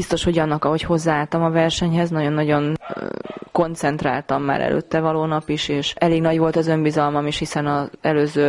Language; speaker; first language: Hungarian; native; Hungarian